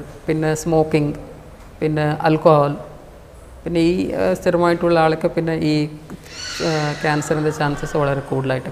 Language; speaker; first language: Malayalam; non-native, fluent; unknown